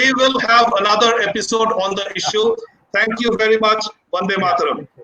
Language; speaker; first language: English; non-native, local second language; Hindi